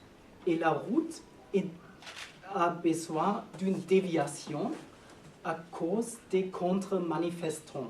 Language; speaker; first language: French; non-native, learner; German